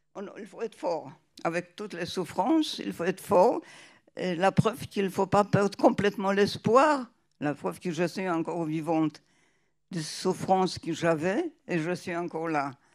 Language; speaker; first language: French; non-native, fluent; Polish